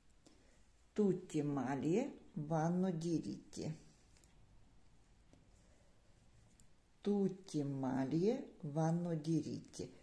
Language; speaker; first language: Italian; non-native, learner; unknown